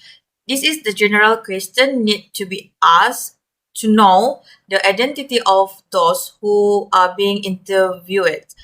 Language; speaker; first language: English; non-native, learner; Malay